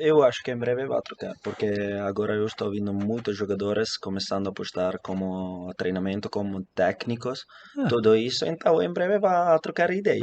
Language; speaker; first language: Portuguese; non-native, fluent; Italian